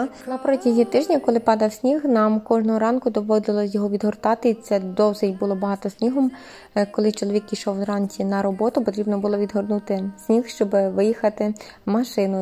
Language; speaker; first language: Ukrainian; native; Ukrainian